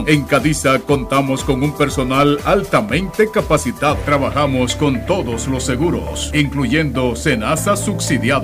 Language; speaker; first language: Spanish; native; Spanish